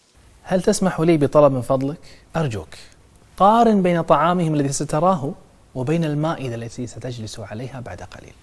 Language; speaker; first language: Arabic; native; Arabic